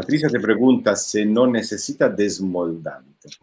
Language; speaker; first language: Spanish; non-native, fluent; Italian